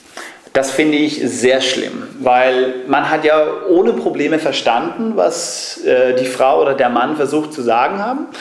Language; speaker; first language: German; non-native, fluent; Danish